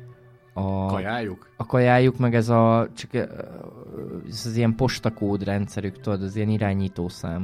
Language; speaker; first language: Hungarian; native; Hungarian